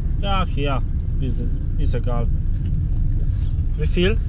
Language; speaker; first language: German; non-native, learner; Polish